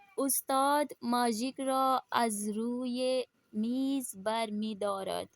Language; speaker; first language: Persian; non-native, fluent; Urdu